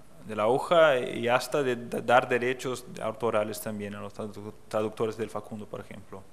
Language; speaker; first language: Spanish; non-native, fluent; Portuguese